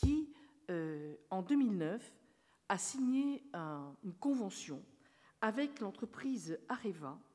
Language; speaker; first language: French; native; French